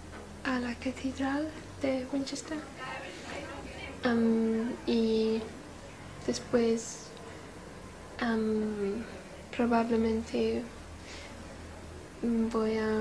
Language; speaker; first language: Spanish; non-native, learner; English